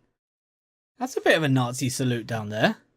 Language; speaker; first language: English; native; English